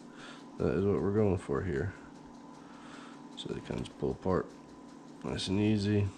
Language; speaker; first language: English; native; English